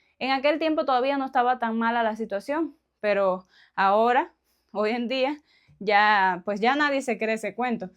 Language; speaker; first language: Spanish; native; Spanish